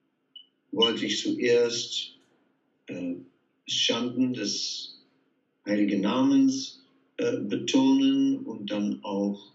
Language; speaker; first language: German; non-native, fluent; Dutch